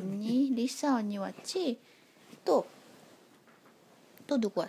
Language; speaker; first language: Korean; native; Korean